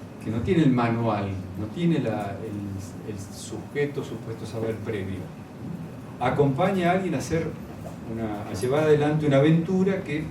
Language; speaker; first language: Spanish; native; Spanish